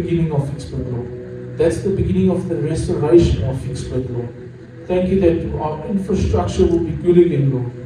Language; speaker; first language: English; non-native, local second language; Afrikaans